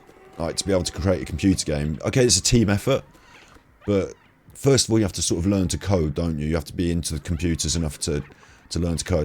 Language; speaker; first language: English; native; English